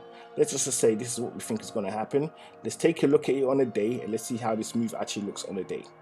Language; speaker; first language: English; native; English